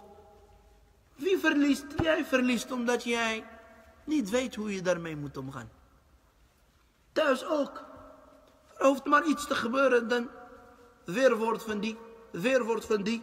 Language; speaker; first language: Dutch; early bilingual, other home language; Arabic